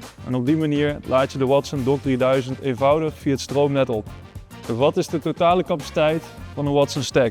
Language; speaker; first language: Dutch; native; Dutch